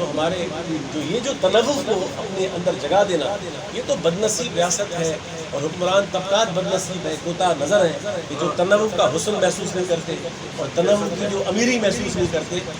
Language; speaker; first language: Urdu; non-native, local second language; Sindhi